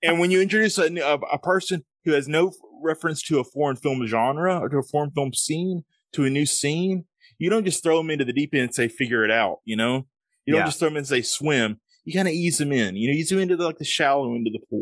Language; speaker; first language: English; native; English